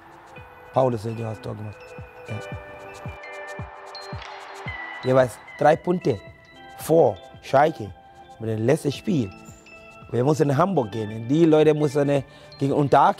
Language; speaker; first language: German; non-native, fluent; Akan